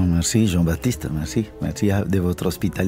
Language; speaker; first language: French; non-native, fluent; Spanish